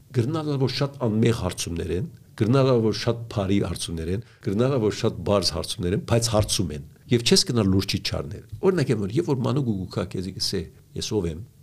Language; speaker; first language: Armenian; early bilingual, heritage; Armenian